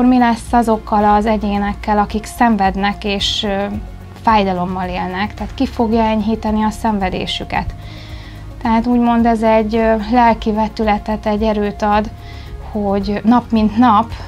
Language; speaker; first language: Hungarian; native; Hungarian